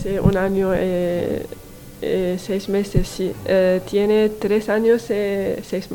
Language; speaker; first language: Spanish; non-native, learner; Arabic